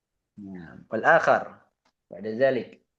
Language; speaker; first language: Arabic; non-native, fluent; Indonesian